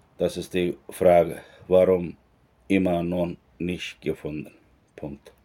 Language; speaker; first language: German; non-native, learner; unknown